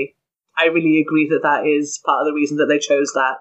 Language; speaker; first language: English; native; English